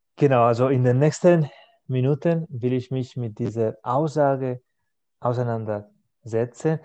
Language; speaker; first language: German; non-native, fluent; Spanish